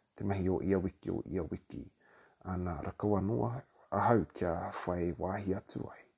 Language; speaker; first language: Māori; native; Māori